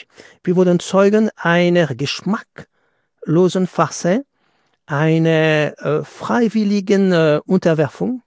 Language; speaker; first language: German; non-native, fluent; French